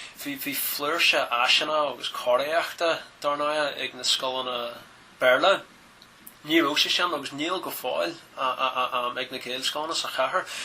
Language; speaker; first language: Irish; native; Irish